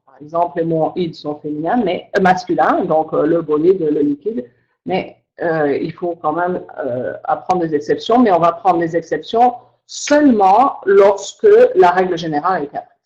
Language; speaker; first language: French; native; French